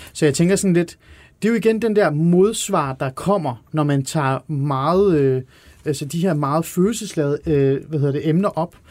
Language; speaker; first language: Danish; early bilingual, other home language; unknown